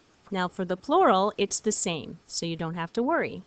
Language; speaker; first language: English; native; English